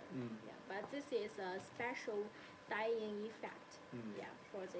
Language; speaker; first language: English; non-native, learner; Chinese